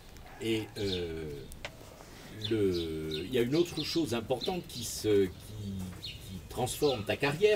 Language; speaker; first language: French; native; French